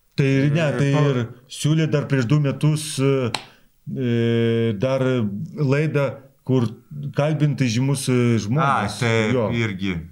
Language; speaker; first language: Lithuanian; non-native, local second language; Polish